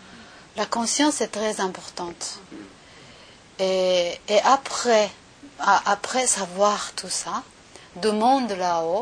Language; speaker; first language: French; non-native, learner; Japanese